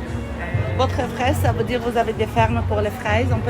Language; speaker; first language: French; non-native, fluent; Arabic